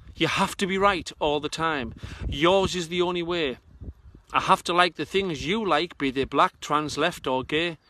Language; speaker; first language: English; native; English